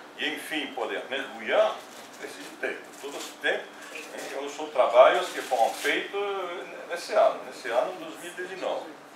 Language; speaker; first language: Portuguese; non-native, fluent; French